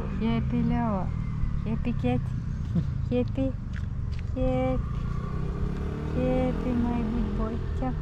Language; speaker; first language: English; non-native, learner; Turkish